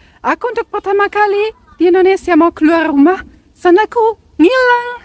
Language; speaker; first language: Indonesian; non-native, fluent; German